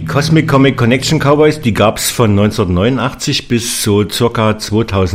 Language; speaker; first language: German; native; German